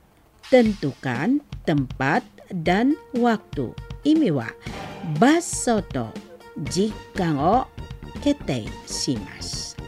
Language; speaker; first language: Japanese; non-native, learner; Indonesian